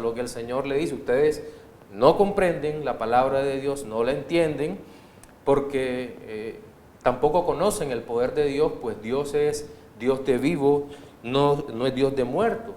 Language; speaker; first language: Spanish; native; Spanish